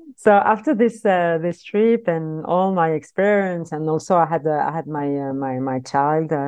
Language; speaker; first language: English; non-native, fluent; French